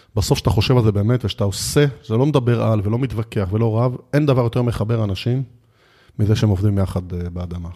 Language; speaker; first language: Hebrew; native; Hebrew